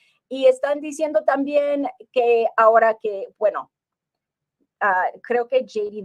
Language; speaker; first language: Spanish; early bilingual, heritage; English